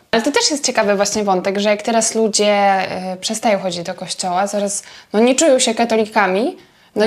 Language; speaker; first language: Polish; native; Polish